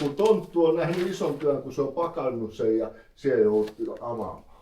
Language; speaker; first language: Finnish; native; Finnish